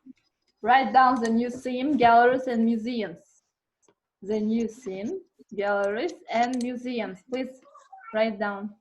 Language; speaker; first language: English; non-native, learner; Kazakh